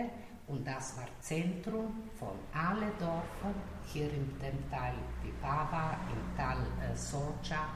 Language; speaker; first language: German; non-native, learner; Slovenian